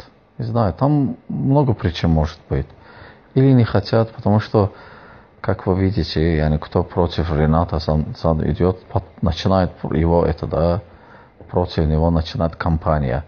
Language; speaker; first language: Russian; non-native, fluent; Azerbaijani